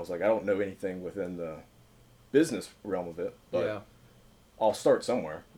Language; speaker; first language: English; native; English